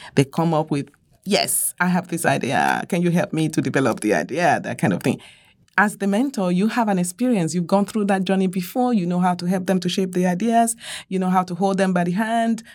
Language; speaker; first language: English; non-native, local second language; Yoruba